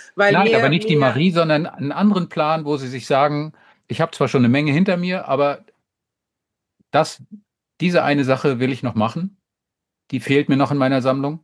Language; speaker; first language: German; native; German